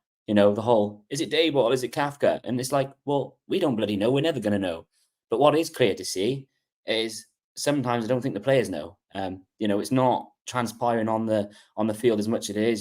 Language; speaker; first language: English; native; English